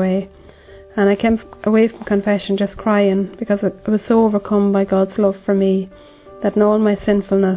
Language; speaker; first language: English; native; English